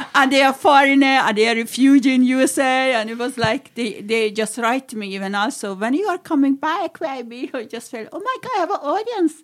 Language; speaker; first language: English; non-native, fluent; Swedish